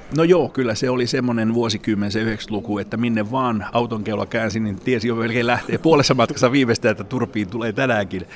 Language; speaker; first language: Finnish; native; Finnish